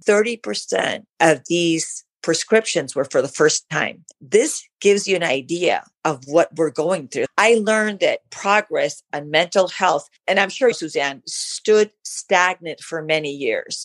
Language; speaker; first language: English; early bilingual, other home language; Spanish